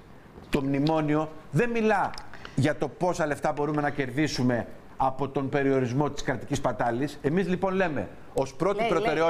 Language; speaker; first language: Greek; native; Greek